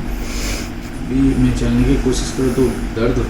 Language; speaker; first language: Hindi; non-native, local second language; Bangla